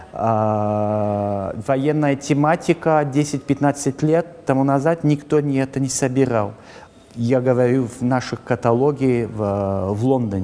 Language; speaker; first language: Russian; early bilingual, heritage; Russian